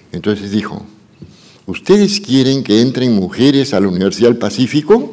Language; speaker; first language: Spanish; native; Spanish